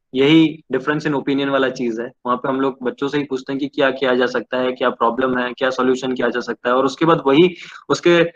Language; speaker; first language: Hindi; non-native, local second language; Odia